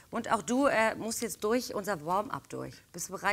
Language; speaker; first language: German; native; German